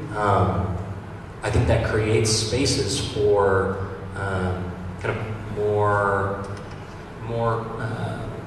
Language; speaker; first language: English; native; English